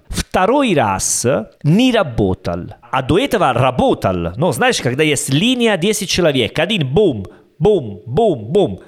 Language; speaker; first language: Russian; non-native, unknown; Italian